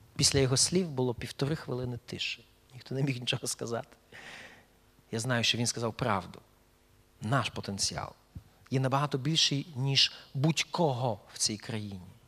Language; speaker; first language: Ukrainian; early bilingual, heritage; Ukrainian